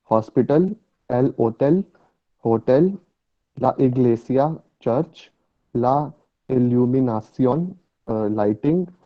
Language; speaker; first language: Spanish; non-native, learner; Hindi